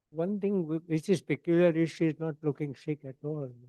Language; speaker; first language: English; non-native, local second language; Marathi